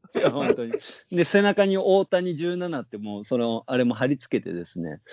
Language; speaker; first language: Japanese; native; Japanese